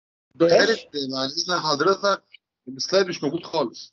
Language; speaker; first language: Arabic; native; Arabic